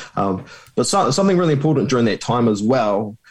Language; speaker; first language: English; native; English